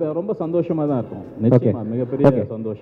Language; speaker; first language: Tamil; native; Tamil